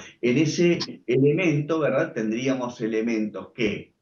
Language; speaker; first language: Spanish; native; Spanish